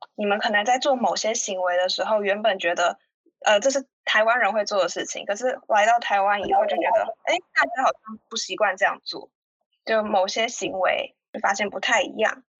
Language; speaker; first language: Chinese; native; Chinese